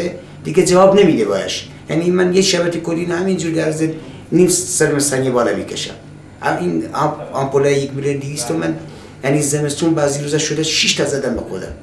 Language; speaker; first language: Persian; native; Persian